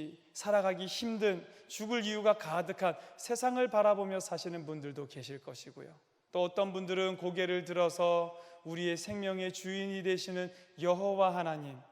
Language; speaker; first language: Korean; native; Korean